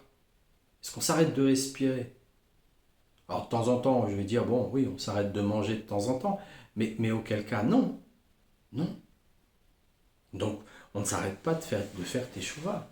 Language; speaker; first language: French; native; French